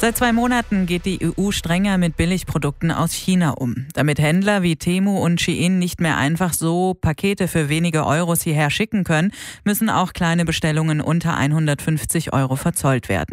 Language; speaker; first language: German; native; German